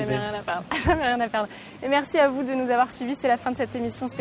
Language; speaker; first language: French; native; French